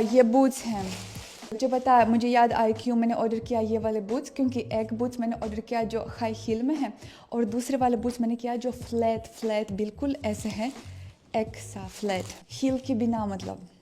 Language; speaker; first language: Hindi; non-native, fluent; Russian